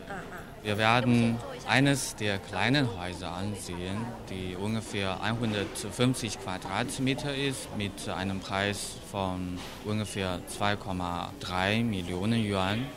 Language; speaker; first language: German; non-native, fluent; Chinese